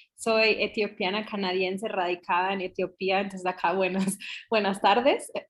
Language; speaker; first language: Spanish; non-native, fluent; English